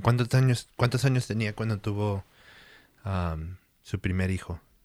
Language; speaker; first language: Spanish; early bilingual, heritage; Spanish